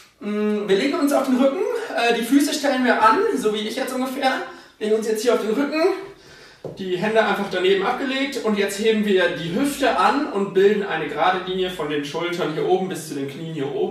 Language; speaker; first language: German; native; German